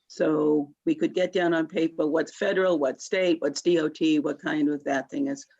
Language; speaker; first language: English; native; English